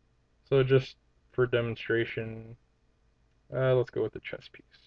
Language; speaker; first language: English; native; English